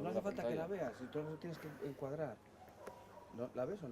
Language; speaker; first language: Spanish; native; Spanish